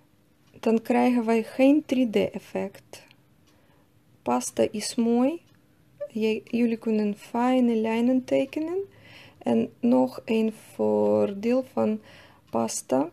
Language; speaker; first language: Dutch; non-native, learner; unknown